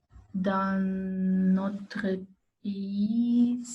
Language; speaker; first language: French; non-native, learner; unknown